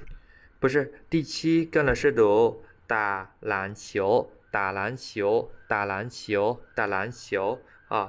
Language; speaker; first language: Chinese; non-native, fluent; Khmer